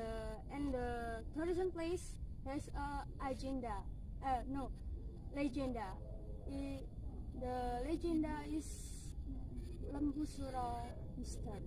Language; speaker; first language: English; non-native, learner; Indonesian